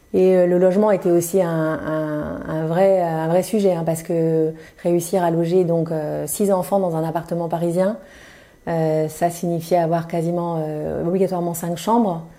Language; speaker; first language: French; native; French